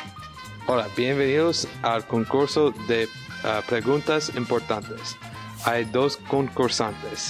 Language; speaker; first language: Spanish; non-native, learner; English